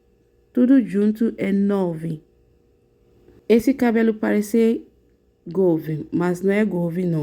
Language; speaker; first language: Portuguese; non-native, learner; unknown